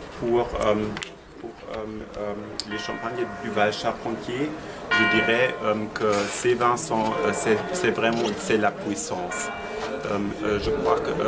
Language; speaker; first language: French; non-native, fluent; German